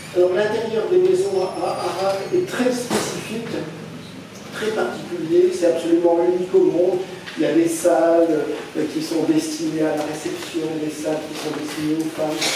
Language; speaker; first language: French; native; French